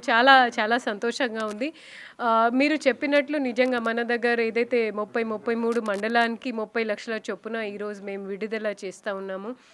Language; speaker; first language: Telugu; non-native, fluent; Hindi